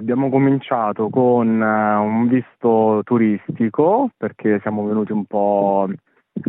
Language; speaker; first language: Italian; native; Italian